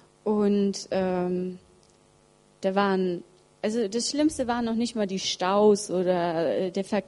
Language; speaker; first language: German; early bilingual, other home language; Russian